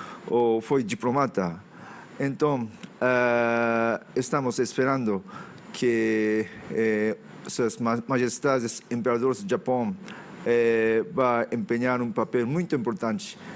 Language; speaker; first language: Portuguese; non-native, fluent; Japanese